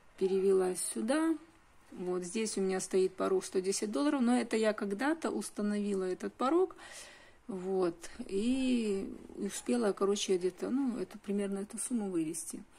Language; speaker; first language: Russian; native; Russian